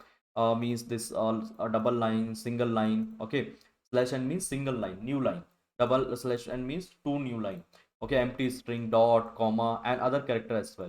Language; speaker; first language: English; non-native, local second language; Hindi